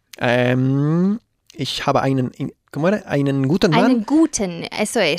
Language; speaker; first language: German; non-native, fluent; Spanish